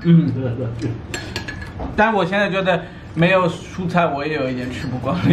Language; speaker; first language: Chinese; non-native, fluent; German